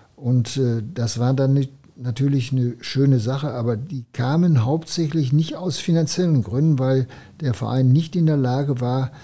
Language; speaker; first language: German; native; German